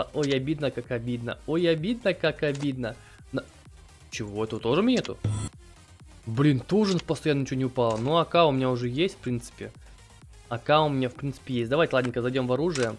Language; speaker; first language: Russian; native; Russian